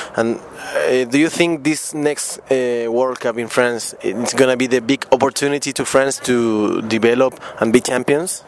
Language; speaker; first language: English; non-native, fluent; Spanish